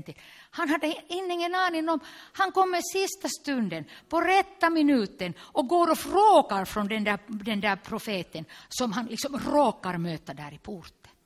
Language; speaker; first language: Swedish; non-native, local second language; Finnish